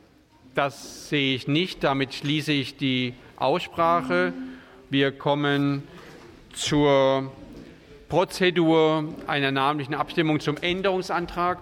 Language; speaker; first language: German; native; German